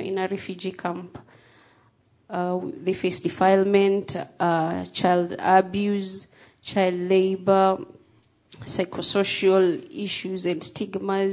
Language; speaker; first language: English; non-native, local second language; Somali